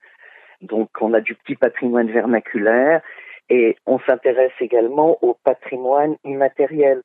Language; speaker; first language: French; native; French